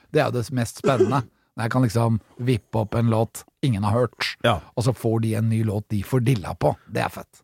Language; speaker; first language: Norwegian; native; Norwegian